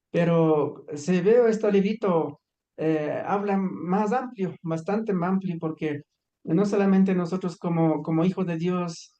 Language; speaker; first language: Spanish; non-native, local second language; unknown